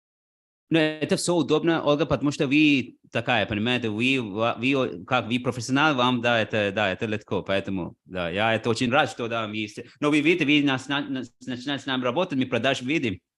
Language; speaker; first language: Russian; non-native, fluent; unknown